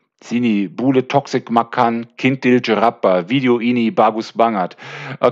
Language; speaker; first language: Indonesian; non-native, learner; German